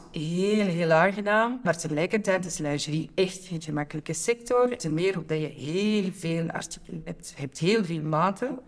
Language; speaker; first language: Dutch; native; Dutch